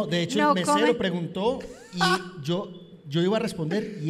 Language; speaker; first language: Spanish; native; Spanish